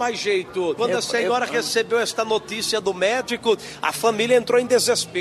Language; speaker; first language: Portuguese; native; Portuguese